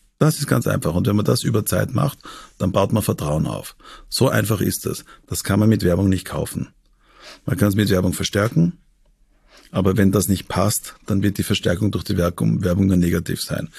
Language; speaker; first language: German; native; German